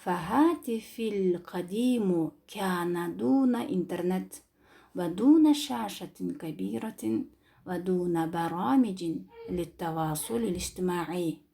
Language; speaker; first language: Arabic; non-native, learner; Kyrgyz